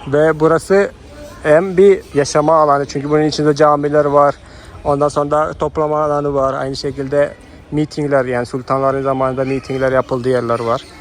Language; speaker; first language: Turkish; non-native, fluent; Hindi